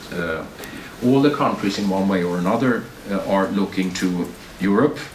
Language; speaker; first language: English; non-native, fluent; Swedish